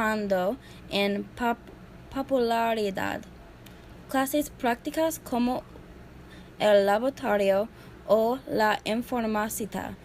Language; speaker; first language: Spanish; non-native, learner; English